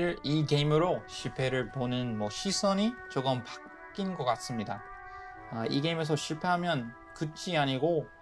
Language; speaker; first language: Korean; non-native, fluent; English